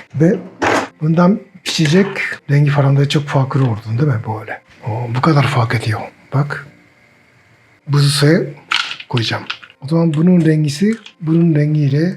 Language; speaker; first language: Turkish; non-native, learner; Japanese